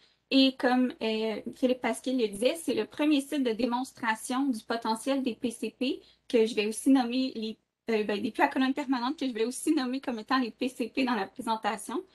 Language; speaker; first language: French; native; French